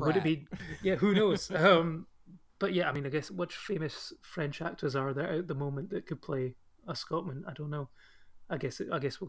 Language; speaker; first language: English; native; English